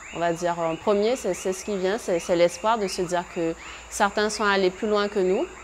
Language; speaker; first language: French; native; French